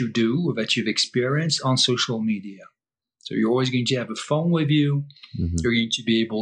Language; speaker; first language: English; non-native, fluent; French